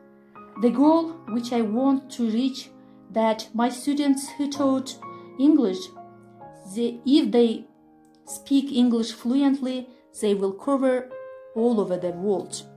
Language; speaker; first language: English; non-native, fluent; Kyrgyz